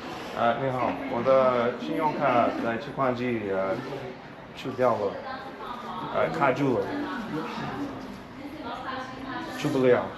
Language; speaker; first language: Chinese; non-native, learner; English